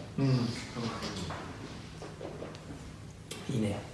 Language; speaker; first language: Japanese; native; Japanese